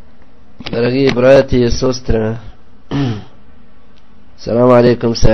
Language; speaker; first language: Russian; non-native, local second language; Arabic